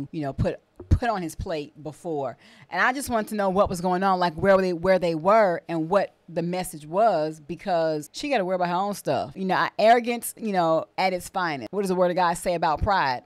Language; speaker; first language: English; native; English